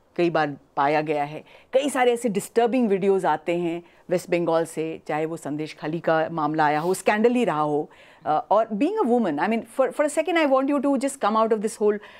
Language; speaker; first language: Hindi; native; Hindi